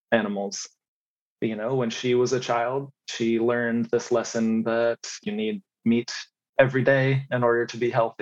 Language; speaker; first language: English; native; English